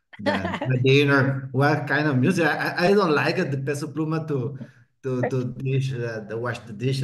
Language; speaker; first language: English; non-native, learner; Spanish